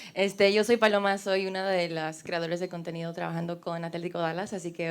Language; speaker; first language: Spanish; early bilingual, heritage; Spanish